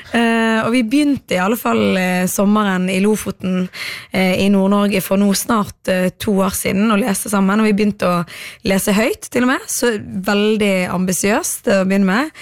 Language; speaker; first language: Norwegian; native; Norwegian